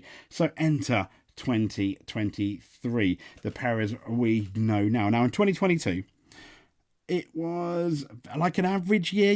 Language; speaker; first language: English; native; English